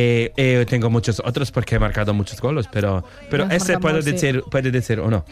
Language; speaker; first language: Spanish; non-native, learner; Polish